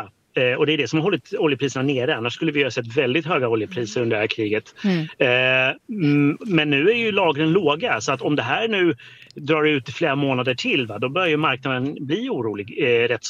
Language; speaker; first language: Swedish; native; Swedish